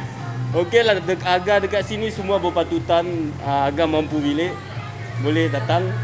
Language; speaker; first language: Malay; non-native, fluent; Bangla